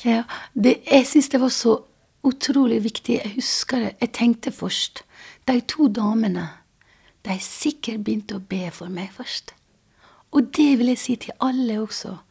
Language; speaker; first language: Norwegian; non-native, fluent; Persian